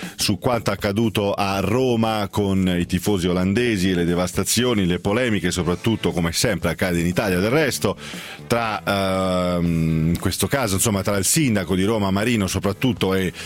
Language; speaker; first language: Italian; native; Italian